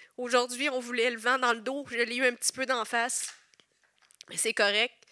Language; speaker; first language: French; native; French